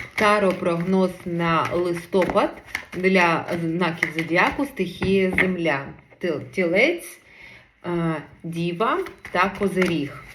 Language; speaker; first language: Ukrainian; non-native, local second language; Russian